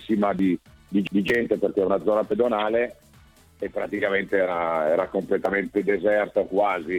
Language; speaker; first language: Italian; native; Italian